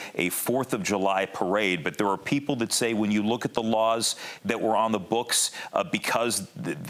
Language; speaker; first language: English; native; English